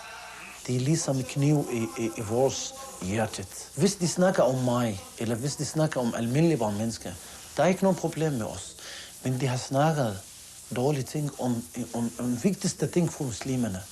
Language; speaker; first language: Danish; non-native, fluent; Arabic